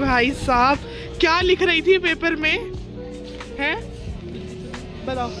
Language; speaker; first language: Hindi; native; Hindi